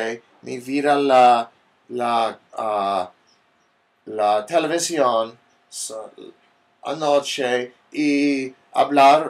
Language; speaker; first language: Spanish; non-native, learner; English